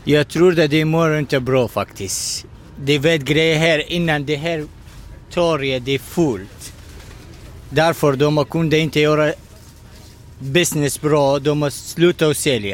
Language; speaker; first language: Swedish; non-native, learner; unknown